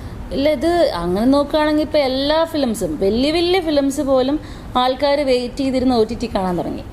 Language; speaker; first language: Malayalam; native; Malayalam